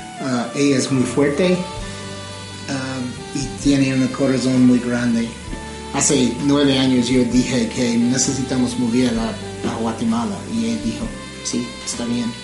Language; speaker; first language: Spanish; non-native, learner; English